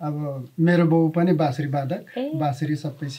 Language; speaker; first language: Nepali; non-native, local second language; Newari